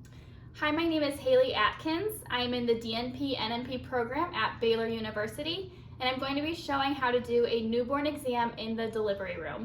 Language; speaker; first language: English; native; English